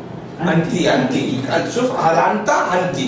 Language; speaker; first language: Arabic; non-native, fluent; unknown